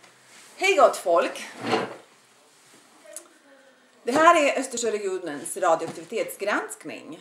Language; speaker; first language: Swedish; non-native, fluent; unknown